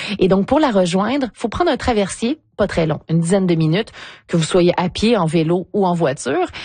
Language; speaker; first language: French; native; French